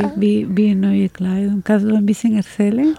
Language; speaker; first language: German; non-native, learner; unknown